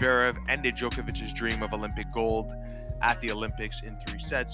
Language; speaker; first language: English; native; English